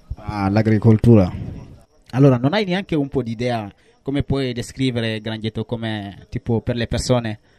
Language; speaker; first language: Italian; non-native, fluent; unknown